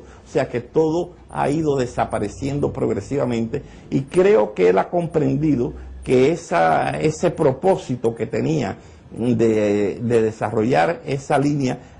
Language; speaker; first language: Spanish; native; Spanish